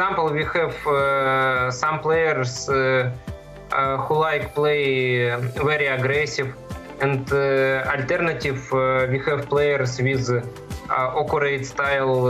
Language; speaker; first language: English; non-native, learner; Russian